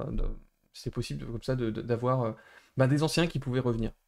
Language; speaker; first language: French; native; French